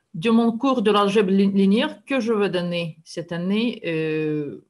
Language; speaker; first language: French; non-native, fluent; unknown